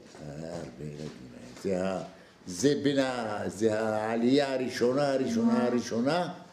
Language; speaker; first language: Hebrew; non-native, fluent; Arabic